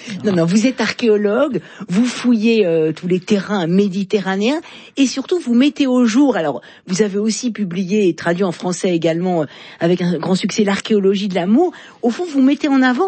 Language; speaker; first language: French; native; French